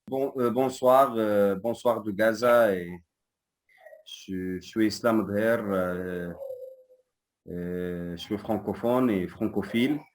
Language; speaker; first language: French; non-native, fluent; Arabic